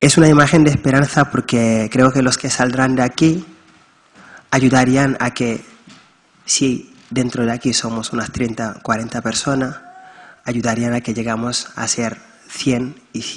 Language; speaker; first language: Spanish; non-native, fluent; Wolof